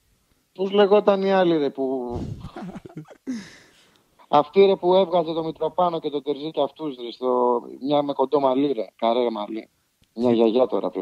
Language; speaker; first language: Greek; native; Greek